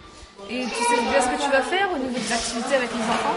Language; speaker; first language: French; native; French